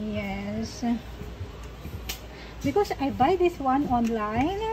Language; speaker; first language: English; non-native, learner; Filipino